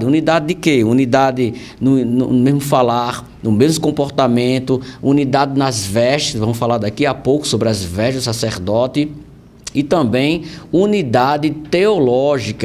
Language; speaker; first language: Portuguese; native; Portuguese